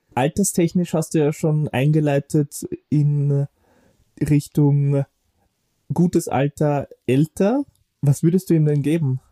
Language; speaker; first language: German; native; German